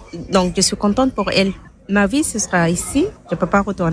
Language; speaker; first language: French; non-native, learner; Arabic